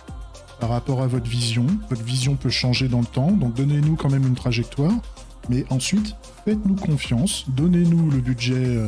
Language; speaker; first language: French; native; French